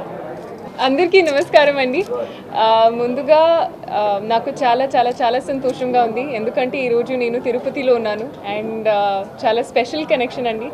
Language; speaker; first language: Telugu; non-native, local second language; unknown